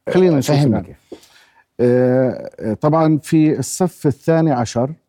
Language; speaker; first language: Arabic; native; Arabic